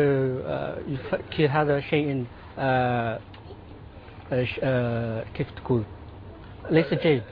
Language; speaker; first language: Arabic; non-native, learner; Filipino